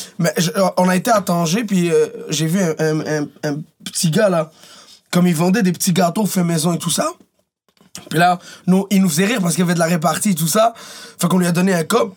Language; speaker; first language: French; early bilingual, other home language; Arabic